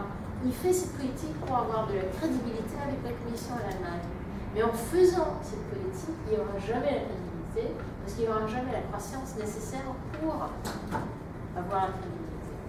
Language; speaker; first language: French; non-native, fluent; English